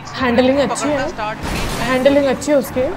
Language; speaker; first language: Hindi; native; Hindi